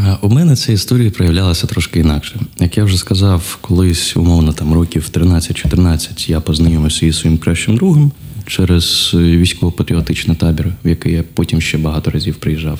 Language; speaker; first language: Ukrainian; non-native, local second language; Russian